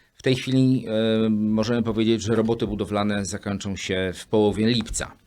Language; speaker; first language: Polish; native; Polish